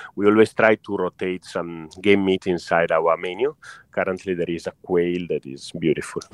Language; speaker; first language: English; non-native, fluent; Italian